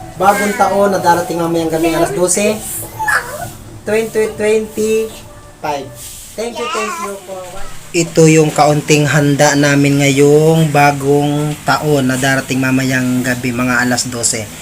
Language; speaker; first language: Filipino; non-native, local second language; Bikol